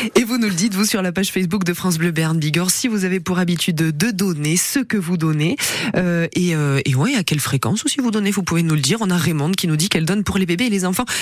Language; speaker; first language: French; native; French